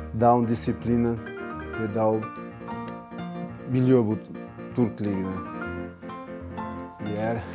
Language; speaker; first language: Turkish; non-native, learner; Portuguese